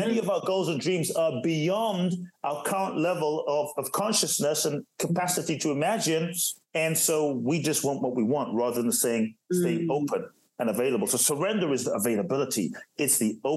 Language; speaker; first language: English; native; English